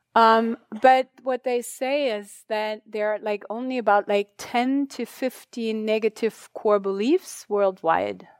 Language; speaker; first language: English; non-native, fluent; German